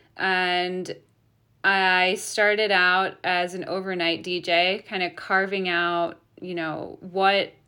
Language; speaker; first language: English; native; English